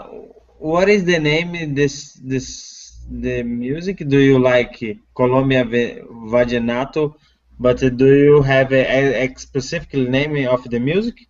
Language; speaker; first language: English; non-native, learner; Portuguese